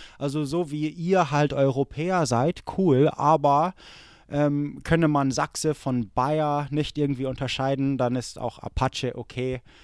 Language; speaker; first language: German; early bilingual, other home language; English